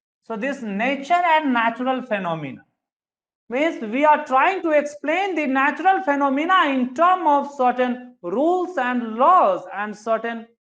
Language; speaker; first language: English; non-native, local second language; Hindi